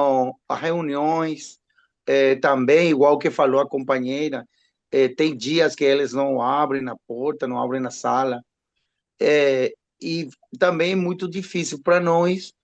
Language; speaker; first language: Portuguese; non-native, learner; Spanish